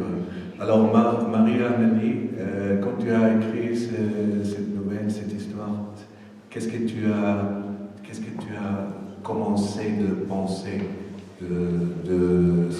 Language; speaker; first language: French; non-native, fluent; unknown